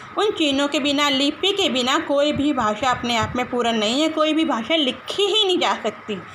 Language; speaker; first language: Hindi; non-native, local second language; Punjabi